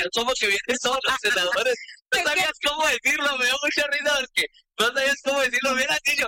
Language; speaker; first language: Spanish; native; Spanish